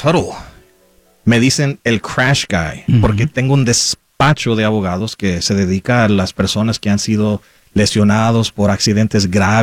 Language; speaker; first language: Spanish; non-native, local second language; English